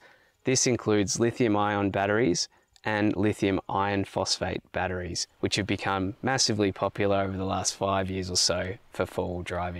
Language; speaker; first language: English; native; English